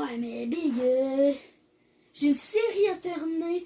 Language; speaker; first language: French; native; French